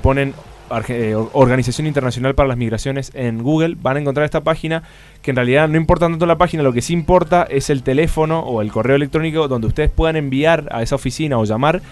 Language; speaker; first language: Spanish; native; Spanish